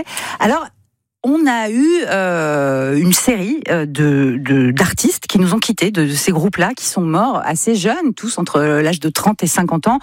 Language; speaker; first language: French; native; French